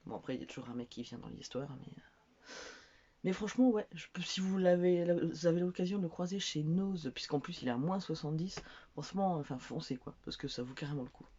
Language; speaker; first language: French; native; French